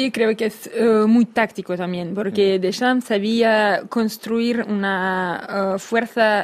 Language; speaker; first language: Spanish; non-native, fluent; Russian